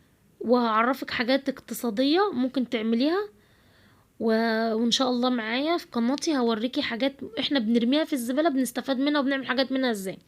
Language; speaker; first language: Arabic; native; Arabic